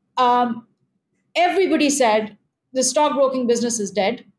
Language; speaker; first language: English; non-native, local second language; Hindi